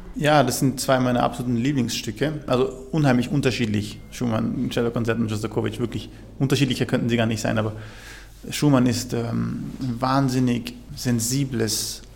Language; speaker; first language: German; native; German